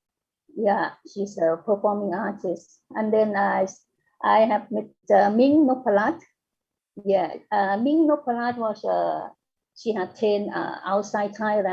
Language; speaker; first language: English; non-native, fluent; Thai